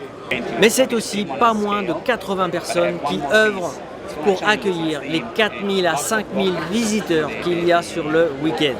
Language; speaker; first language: French; native; French